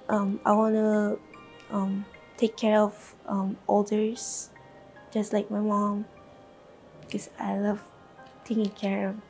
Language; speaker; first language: English; non-native, local second language; Iloko